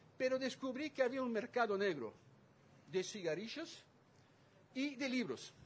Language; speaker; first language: Spanish; non-native, fluent; Dutch